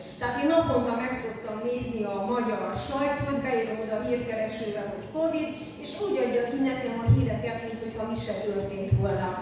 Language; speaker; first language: Hungarian; native; Hungarian